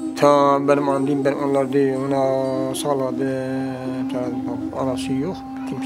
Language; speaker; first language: Turkish; non-native, local second language; Kurdish